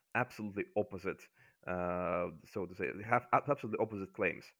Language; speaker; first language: English; non-native, fluent; Azerbaijani